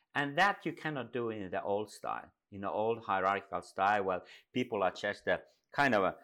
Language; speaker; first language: English; non-native, fluent; Finnish